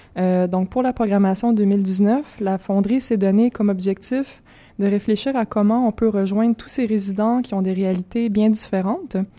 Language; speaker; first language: French; native; French